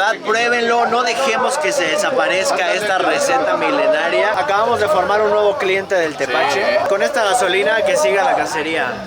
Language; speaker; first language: Spanish; native; Spanish